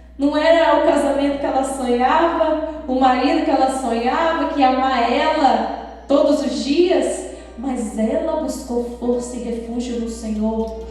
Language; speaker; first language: Portuguese; native; Portuguese